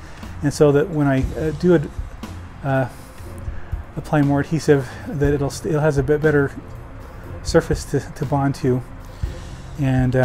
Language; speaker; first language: English; native; English